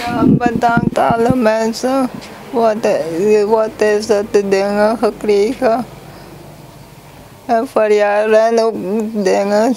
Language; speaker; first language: Dutch; non-native, local second language; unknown